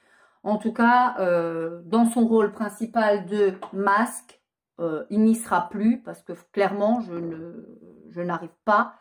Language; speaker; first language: French; native; French